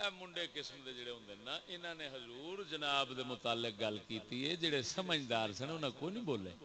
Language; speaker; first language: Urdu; non-native, local second language; Punjabi